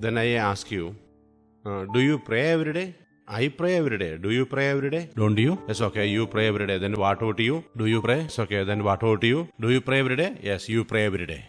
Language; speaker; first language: English; non-native, local second language; Malayalam